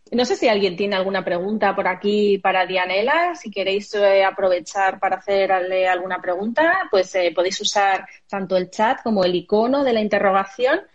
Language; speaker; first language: Spanish; native; Spanish